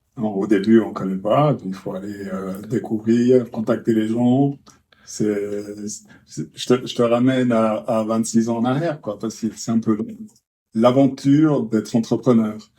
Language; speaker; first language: French; native; French